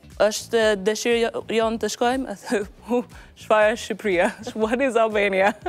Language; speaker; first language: Albanian; non-native, learner; English